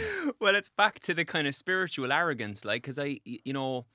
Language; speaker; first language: English; native; English